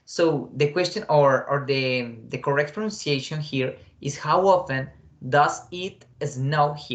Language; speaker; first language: English; non-native, fluent; Spanish